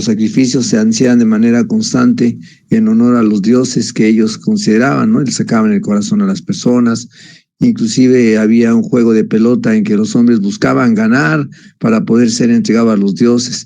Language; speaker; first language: Spanish; native; Spanish